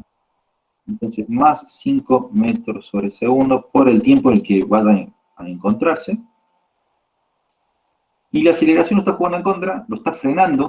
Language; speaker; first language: Spanish; native; Spanish